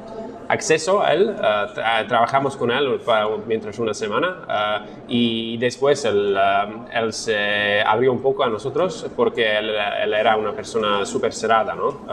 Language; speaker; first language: Spanish; non-native, fluent; Slovak